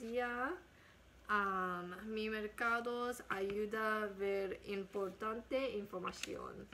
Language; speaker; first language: Spanish; non-native, learner; English